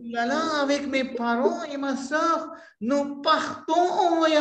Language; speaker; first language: French; non-native, fluent; Hindi